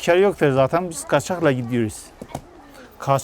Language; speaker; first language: Turkish; non-native, local second language; Kurdish